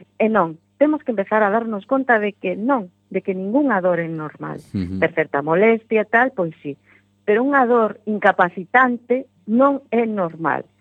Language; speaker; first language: Galician; non-native, local second language; Spanish